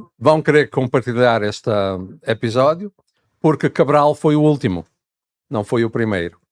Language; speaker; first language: Portuguese; native; Portuguese